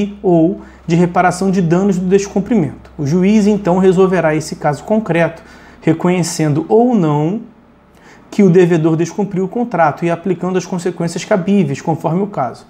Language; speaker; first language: Portuguese; native; Portuguese